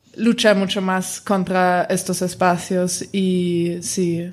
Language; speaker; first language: Spanish; non-native, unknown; German